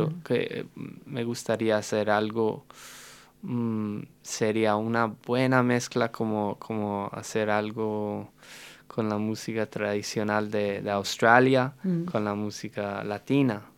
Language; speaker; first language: Spanish; non-native, fluent; English